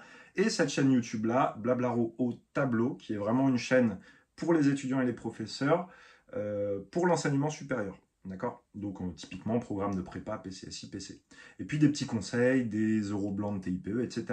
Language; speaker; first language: French; native; French